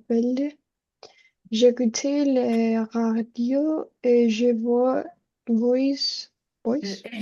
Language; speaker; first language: French; non-native, learner; Spanish